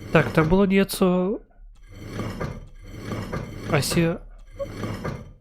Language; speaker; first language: Czech; non-native, learner; Ukrainian